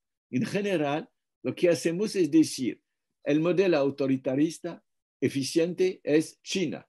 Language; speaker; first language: Spanish; non-native, fluent; French